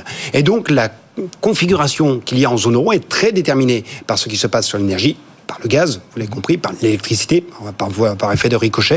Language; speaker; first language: French; native; French